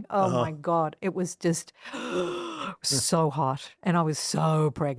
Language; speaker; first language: English; non-native, fluent; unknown